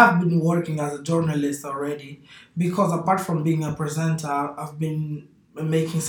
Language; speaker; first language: English; non-native, fluent; Portuguese